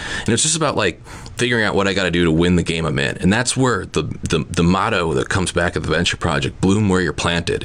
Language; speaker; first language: English; native; English